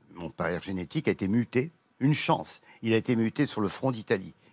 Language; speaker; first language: French; native; French